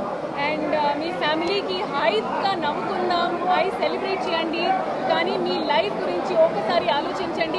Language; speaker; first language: Telugu; non-native, fluent; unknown